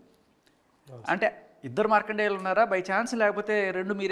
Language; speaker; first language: Telugu; native; Telugu